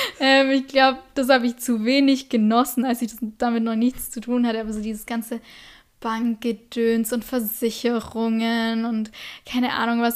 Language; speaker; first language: German; native; German